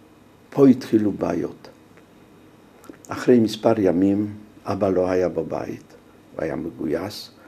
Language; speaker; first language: Hebrew; non-native, fluent; Polish